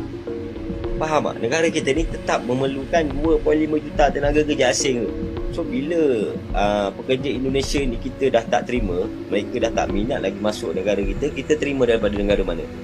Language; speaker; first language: Malay; native; Malay